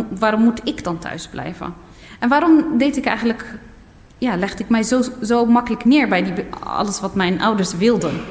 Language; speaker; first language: Dutch; early bilingual, other home language; Riffian